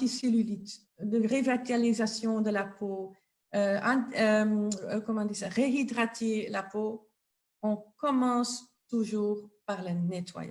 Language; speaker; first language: French; non-native, local second language; Dutch